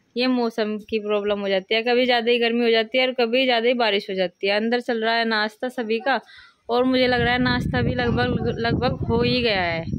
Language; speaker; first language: Hindi; native; Hindi